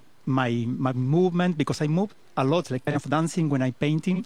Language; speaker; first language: English; non-native, fluent; Spanish